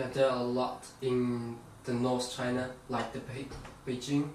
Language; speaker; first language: English; non-native, fluent; Chinese